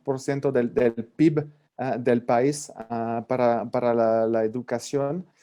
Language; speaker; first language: Spanish; non-native, fluent; French